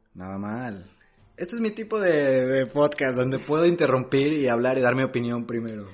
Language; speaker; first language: Spanish; native; Spanish